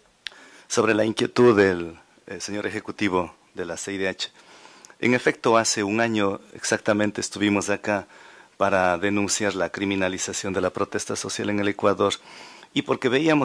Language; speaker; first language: Spanish; native; Spanish